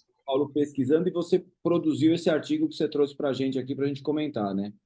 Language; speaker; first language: Portuguese; native; Portuguese